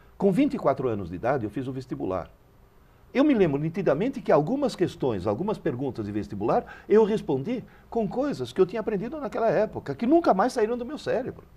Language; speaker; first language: Portuguese; early bilingual, other home language; Italian